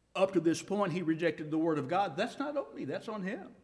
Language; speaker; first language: English; native; English